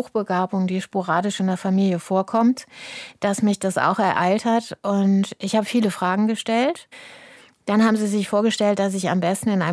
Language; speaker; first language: German; native; German